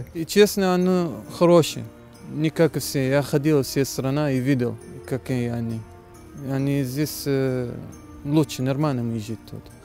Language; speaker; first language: Russian; non-native, learner; Arabic